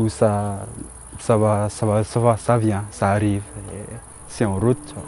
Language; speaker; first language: French; non-native, local second language; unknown